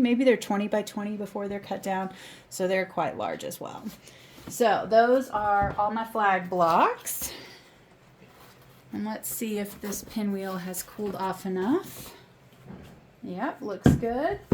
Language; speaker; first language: English; native; English